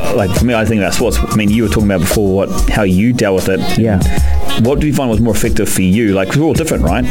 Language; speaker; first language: English; native; English